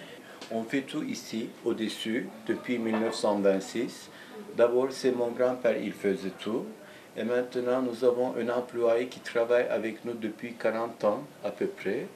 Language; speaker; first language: French; non-native, local second language; Turkish